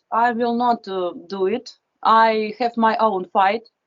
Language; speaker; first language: English; non-native, fluent; Russian